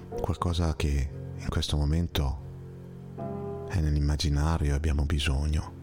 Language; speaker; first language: Italian; native; Italian